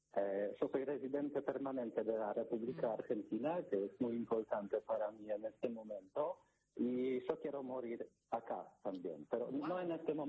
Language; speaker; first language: Spanish; non-native, learner; Polish